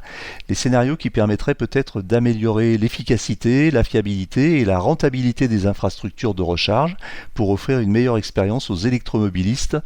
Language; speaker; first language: French; native; French